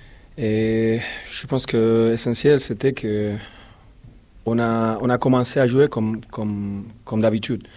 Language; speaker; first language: French; non-native, fluent; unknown